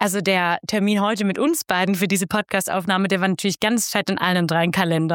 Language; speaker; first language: German; native; German